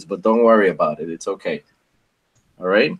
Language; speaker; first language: English; non-native, fluent; Spanish